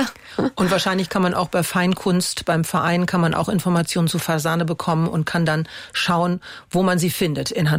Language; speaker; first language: German; native; German